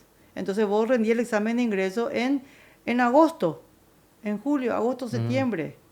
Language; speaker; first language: Spanish; native; Spanish